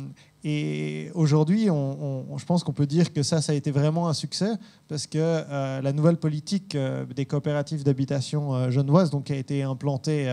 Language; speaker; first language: French; native; French